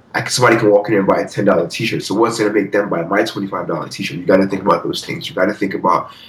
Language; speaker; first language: English; early bilingual, other home language; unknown